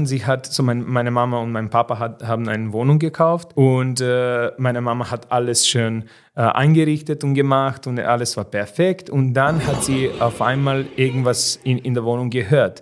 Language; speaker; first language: German; non-native, fluent; Serbian